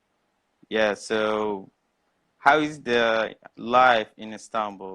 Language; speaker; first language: English; non-native, learner; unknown